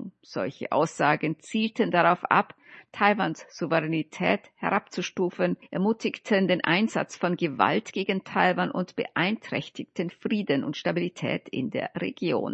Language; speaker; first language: German; native; German